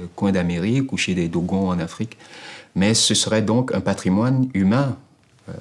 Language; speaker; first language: French; non-native, local second language; Ewe